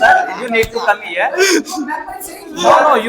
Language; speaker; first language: English; non-native, learner; Hindi